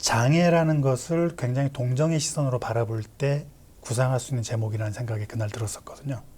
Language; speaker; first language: Korean; native; Korean